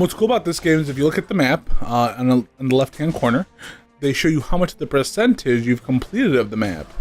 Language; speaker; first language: English; native; English